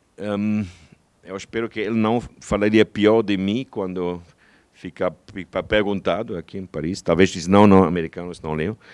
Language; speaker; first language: Portuguese; non-native, fluent; German